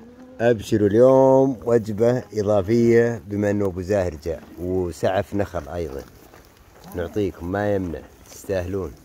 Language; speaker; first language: Arabic; native; Arabic